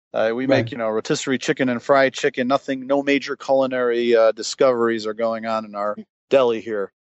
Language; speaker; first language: English; native; English